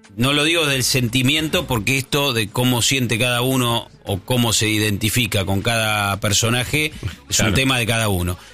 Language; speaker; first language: Spanish; native; Spanish